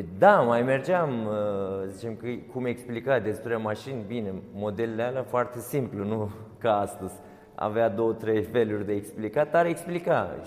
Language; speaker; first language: Romanian; non-native, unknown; Turkish